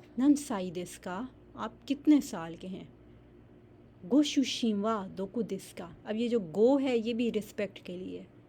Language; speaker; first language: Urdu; native; Urdu